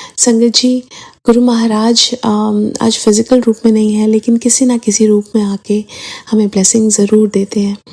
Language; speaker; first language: Hindi; native; Hindi